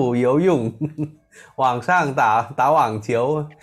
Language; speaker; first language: Chinese; non-native, learner; Vietnamese